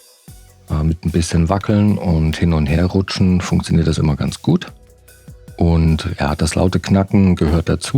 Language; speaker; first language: German; native; German